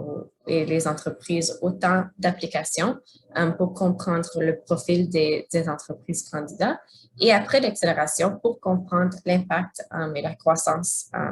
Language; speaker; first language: French; non-native, fluent; English